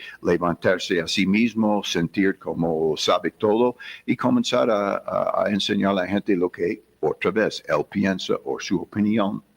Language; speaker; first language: Spanish; non-native, fluent; English